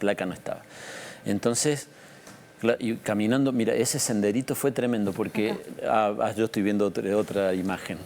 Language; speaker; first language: Spanish; native; Spanish